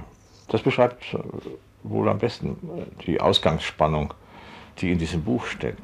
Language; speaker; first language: German; native; German